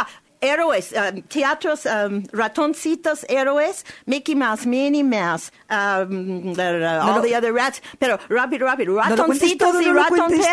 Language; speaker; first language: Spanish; non-native, learner; English